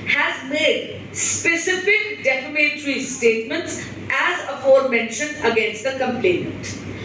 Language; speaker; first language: English; non-native, local second language; Hindi